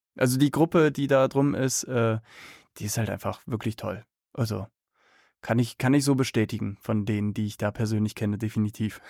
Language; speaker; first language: German; native; German